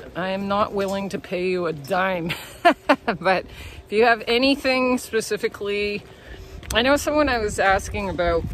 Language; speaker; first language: English; native; English